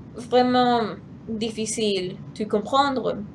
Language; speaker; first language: French; non-native, learner; English